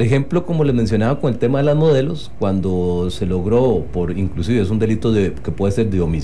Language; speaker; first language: Spanish; native; Spanish